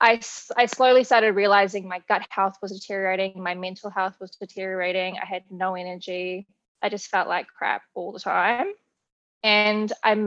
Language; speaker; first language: English; native; English